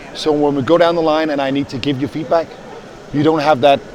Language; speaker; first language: English; non-native, fluent; Danish